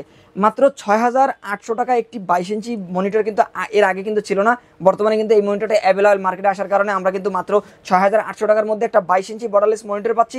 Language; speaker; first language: Bangla; native; Bangla